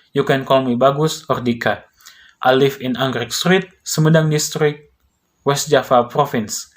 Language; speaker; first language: English; non-native, learner; Indonesian